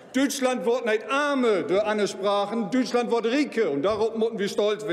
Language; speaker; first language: German; non-native, local second language; Low German